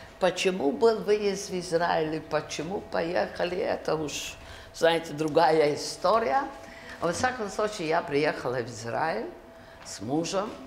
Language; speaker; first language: Russian; early bilingual, other home language; Yiddish